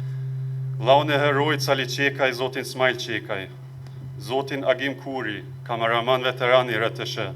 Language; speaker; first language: Albanian; native; Albanian